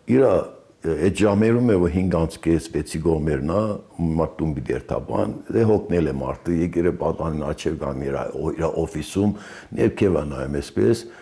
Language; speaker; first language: Armenian; early bilingual, heritage; Armenian